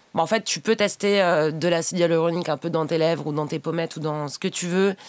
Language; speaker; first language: French; native; French